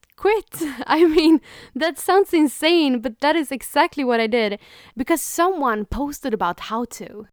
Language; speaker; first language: English; non-native, fluent; Swedish